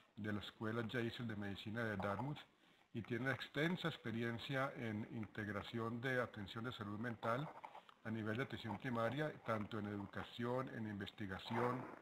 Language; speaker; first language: Spanish; native; Spanish